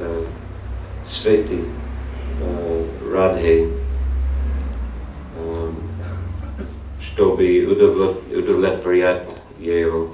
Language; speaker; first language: Russian; non-native, learner; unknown